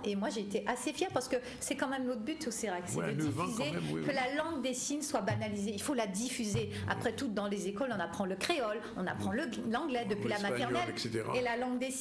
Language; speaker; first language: French; native; French